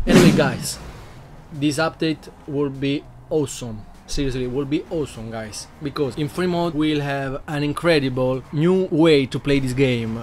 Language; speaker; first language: English; non-native, learner; Italian